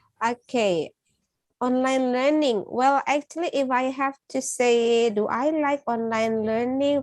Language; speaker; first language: English; non-native, fluent; Indonesian